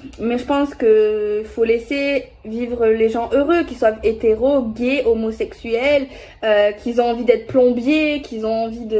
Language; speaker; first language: French; native; French